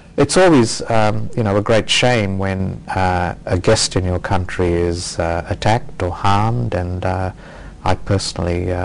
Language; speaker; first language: English; native; English